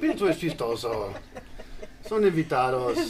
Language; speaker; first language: Spanish; non-native, learner; English